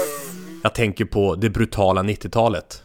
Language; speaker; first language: Swedish; native; Swedish